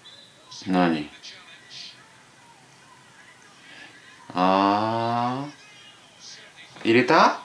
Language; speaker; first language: Japanese; native; Japanese